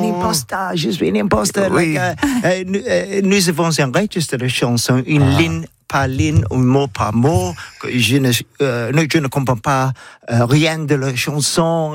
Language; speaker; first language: French; non-native, learner; English